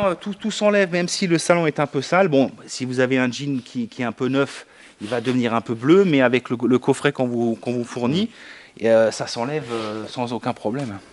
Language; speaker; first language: French; native; French